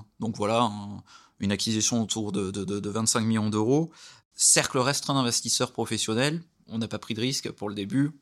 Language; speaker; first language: French; native; French